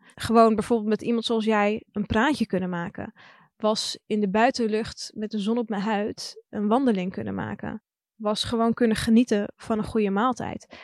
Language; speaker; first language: Dutch; early bilingual, other home language; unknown